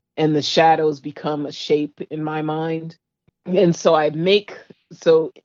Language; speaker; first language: English; native; English